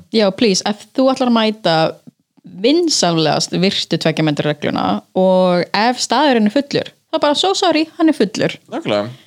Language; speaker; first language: Icelandic; non-native, fluent; English